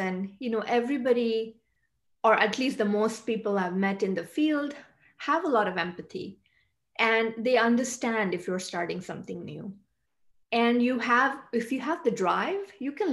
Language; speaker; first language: English; non-native, local second language; Hindi